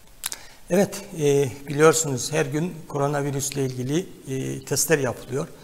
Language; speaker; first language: Turkish; native; Turkish